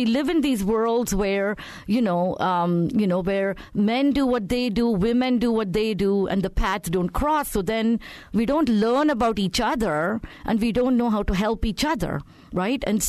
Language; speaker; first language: English; non-native, local second language; Tamil